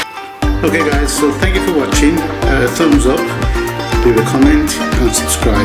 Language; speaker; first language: English; native; English